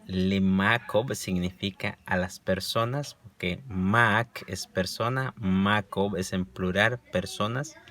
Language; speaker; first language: Spanish; non-native, local second language; Yucateco